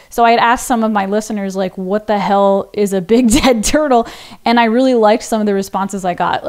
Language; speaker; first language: English; native; English